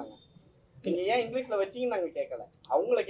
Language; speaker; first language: Tamil; native; Tamil